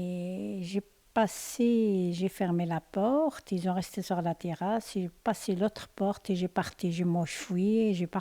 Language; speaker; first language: French; non-native, learner; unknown